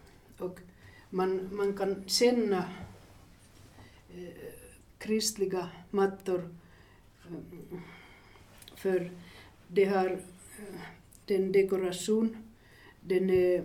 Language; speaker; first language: Swedish; non-native, fluent; Finnish